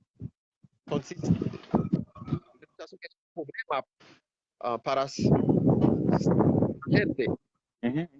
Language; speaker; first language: Spanish; non-native, fluent; Haitian Creole